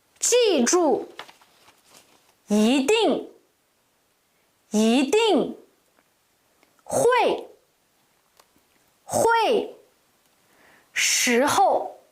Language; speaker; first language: Chinese; non-native, local second language; Uyghur